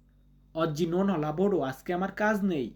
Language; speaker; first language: Italian; non-native, learner; Bangla